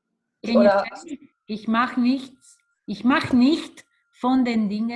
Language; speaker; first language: German; non-native, learner; Italian